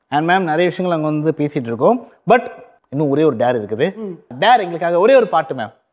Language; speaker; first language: Tamil; native; Tamil